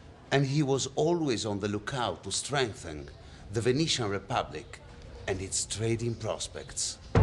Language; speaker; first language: English; non-native, fluent; Italian